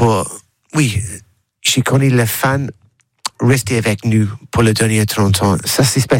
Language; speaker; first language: French; non-native, learner; English